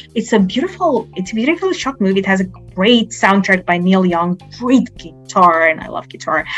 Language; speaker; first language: English; non-native, fluent; Arabic